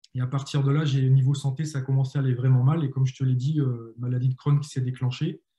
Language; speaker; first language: French; native; French